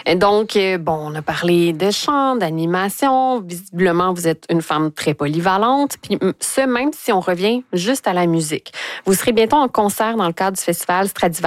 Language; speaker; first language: French; native; French